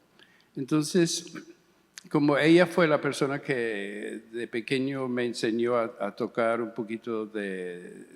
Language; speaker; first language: Spanish; early bilingual, heritage; English